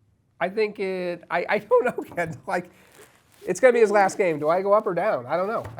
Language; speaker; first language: English; native; English